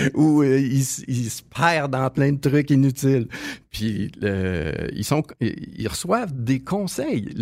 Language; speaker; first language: French; native; French